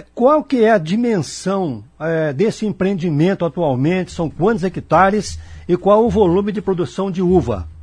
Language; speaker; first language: Portuguese; native; Portuguese